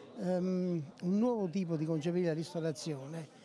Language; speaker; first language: Italian; native; Italian